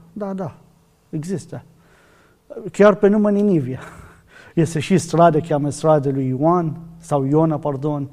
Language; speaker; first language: Romanian; non-native, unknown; Arabic